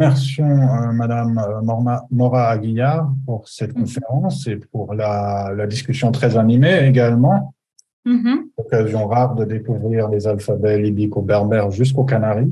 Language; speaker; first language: French; native; French